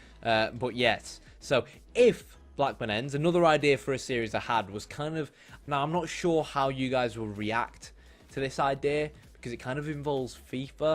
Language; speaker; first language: English; native; English